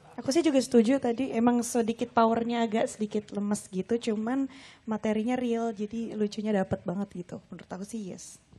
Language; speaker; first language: Indonesian; non-native, local second language; Madurese